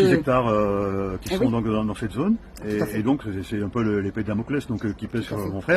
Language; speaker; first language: French; native; French